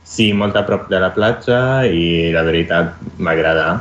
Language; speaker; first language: Catalan; non-native, learner; Italian